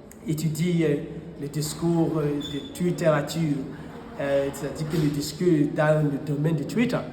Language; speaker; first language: French; non-native, fluent; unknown